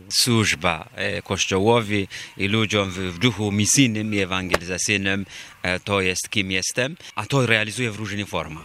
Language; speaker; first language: Polish; non-native, fluent; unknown